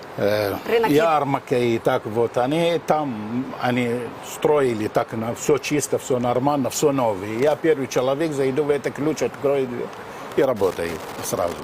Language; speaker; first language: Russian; non-native, learner; Arabic